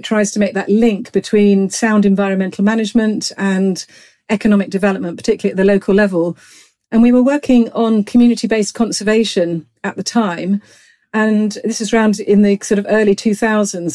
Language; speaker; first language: English; native; English